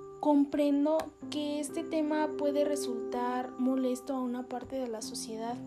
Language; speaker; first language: Spanish; native; Spanish